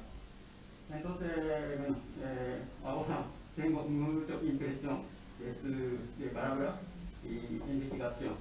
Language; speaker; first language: Spanish; non-native, learner; Japanese